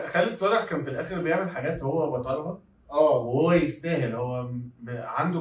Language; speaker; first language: Arabic; native; Arabic